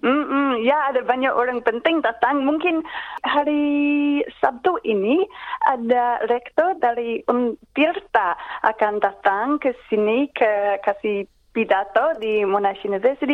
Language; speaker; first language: Indonesian; non-native, fluent; English